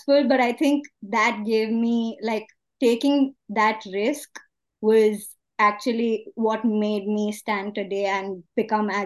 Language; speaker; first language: English; non-native, local second language; Hindi